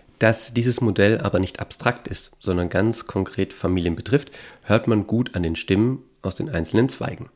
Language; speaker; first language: German; native; German